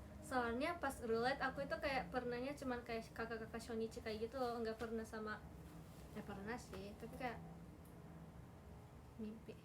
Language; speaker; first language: Indonesian; native; Indonesian